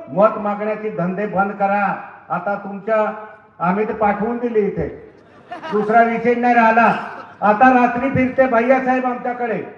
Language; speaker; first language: Marathi; non-native, local second language; Bhili